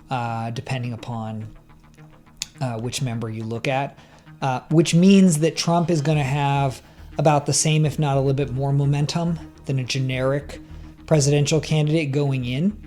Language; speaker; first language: English; native; English